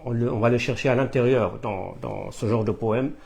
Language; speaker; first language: French; non-native, fluent; Arabic